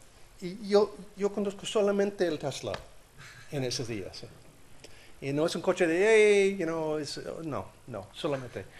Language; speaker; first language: Spanish; non-native, learner; English